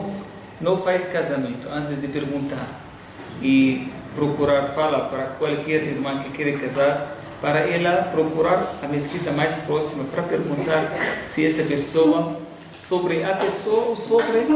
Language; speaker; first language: Portuguese; non-native, fluent; Arabic